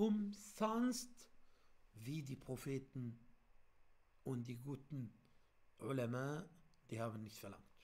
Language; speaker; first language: German; non-native, fluent; Arabic